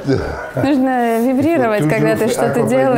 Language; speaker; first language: Russian; native; Russian